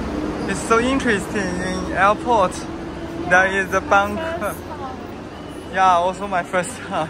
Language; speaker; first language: English; non-native, learner; Chinese